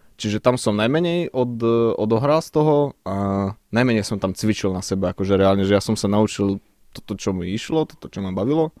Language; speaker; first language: Slovak; early bilingual, other home language; Czech